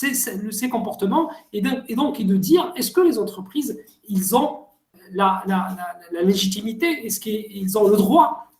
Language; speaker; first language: French; non-native, local second language; Arabic